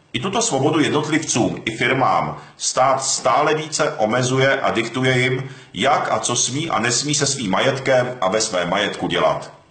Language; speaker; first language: Czech; early bilingual, other home language; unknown